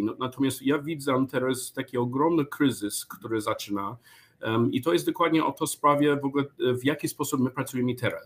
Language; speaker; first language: Polish; non-native, learner; English